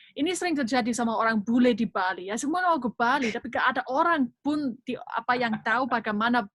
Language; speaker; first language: Indonesian; non-native, fluent; German